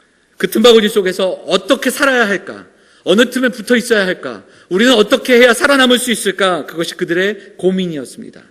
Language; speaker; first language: Korean; native; Korean